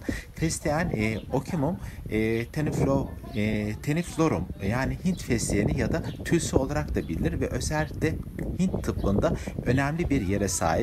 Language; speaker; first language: Turkish; native; Turkish